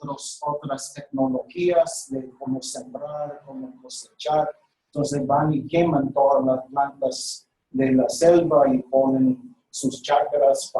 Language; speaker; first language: Spanish; non-native, fluent; English